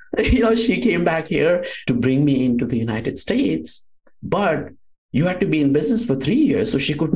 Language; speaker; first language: English; non-native, local second language; Nepali